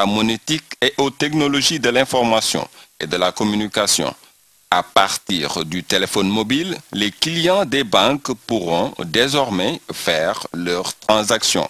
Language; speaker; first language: French; non-native, local second language; Wolof